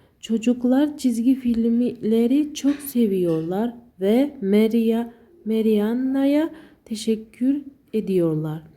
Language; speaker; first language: Turkish; non-native, learner; Uzbek